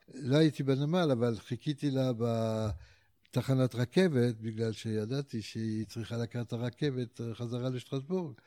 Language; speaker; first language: Hebrew; non-native, fluent; French